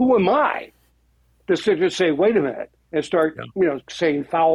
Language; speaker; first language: English; native; English